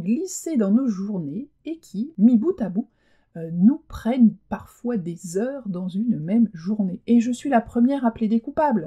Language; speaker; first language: French; native; French